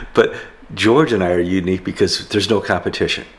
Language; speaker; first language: English; native; English